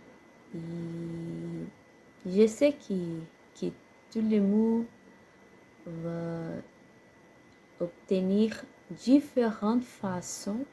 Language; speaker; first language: French; non-native, learner; Portuguese